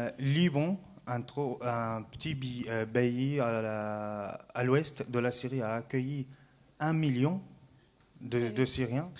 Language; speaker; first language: French; non-native, fluent; Arabic